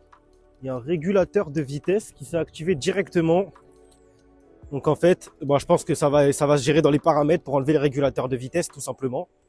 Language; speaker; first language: French; native; French